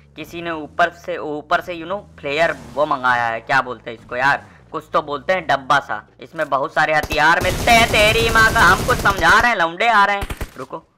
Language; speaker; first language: Hindi; native; Hindi